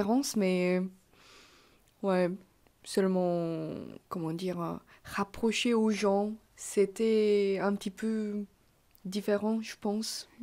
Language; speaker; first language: French; non-native, fluent; Korean